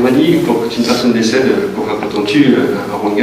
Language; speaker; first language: French; native; French